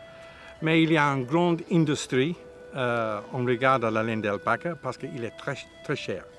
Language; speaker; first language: French; non-native, learner; English